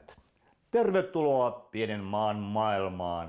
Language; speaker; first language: Finnish; non-native, local second language; Russian